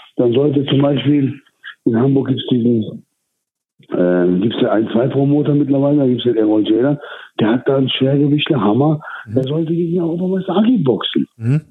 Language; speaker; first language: German; early bilingual, other home language; Turkish